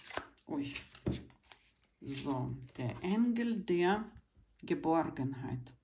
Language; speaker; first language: German; non-native, fluent; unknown